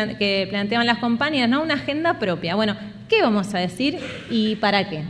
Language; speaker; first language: Spanish; native; Spanish